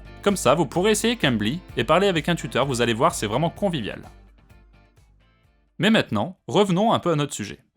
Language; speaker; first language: French; native; French